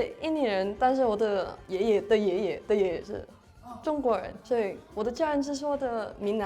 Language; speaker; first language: Chinese; non-native, learner; Indonesian